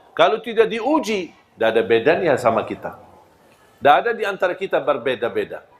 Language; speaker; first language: Malay; non-native, fluent; Arabic